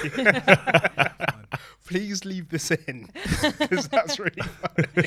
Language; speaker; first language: English; early bilingual, other home language; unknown